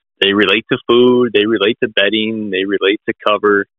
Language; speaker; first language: English; native; English